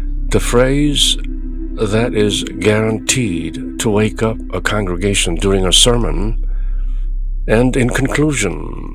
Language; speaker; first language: English; non-native, fluent; Korean